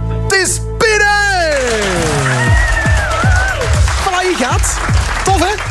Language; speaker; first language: Dutch; native; Dutch